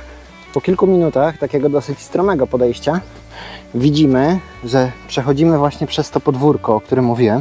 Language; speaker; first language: Polish; native; Polish